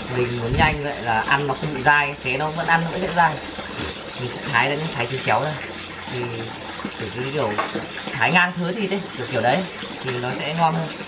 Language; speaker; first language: Vietnamese; non-native, local second language; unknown